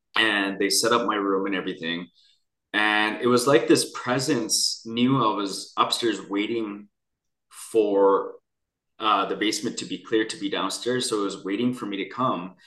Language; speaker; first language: English; native; English